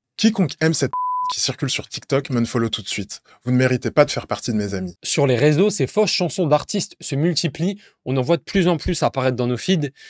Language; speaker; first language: French; native; French